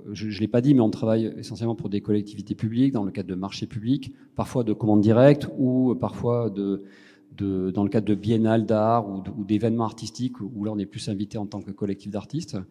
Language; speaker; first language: French; native; French